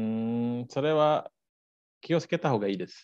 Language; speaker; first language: Indonesian; native; Indonesian